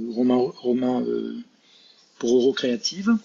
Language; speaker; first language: French; native; French